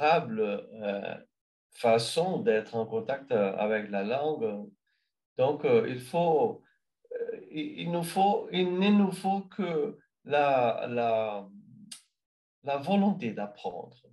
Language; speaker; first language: French; non-native, learner; Portuguese